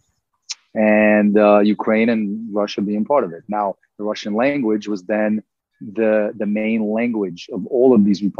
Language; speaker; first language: English; non-native, fluent; Russian